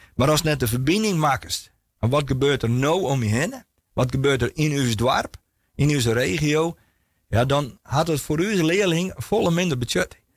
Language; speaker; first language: Dutch; non-native, local second language; Western Frisian